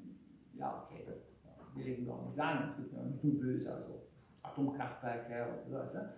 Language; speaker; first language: German; non-native, fluent; Hungarian